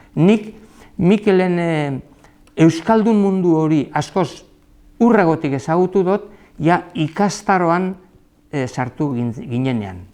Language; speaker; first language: Basque; native; Basque